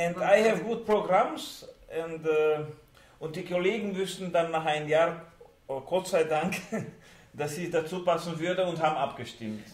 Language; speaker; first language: German; non-native, fluent; Hungarian